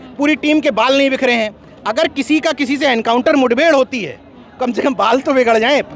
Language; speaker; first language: Hindi; native; Hindi